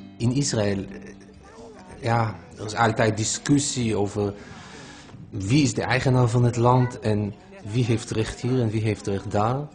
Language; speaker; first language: Dutch; non-native, fluent; Hebrew